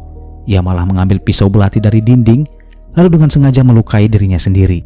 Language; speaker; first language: Indonesian; native; Indonesian